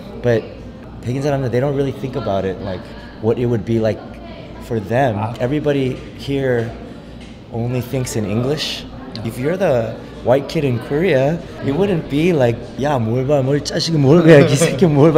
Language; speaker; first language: English; early bilingual, other home language; Korean